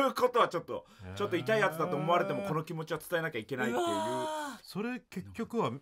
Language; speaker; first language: Japanese; native; Japanese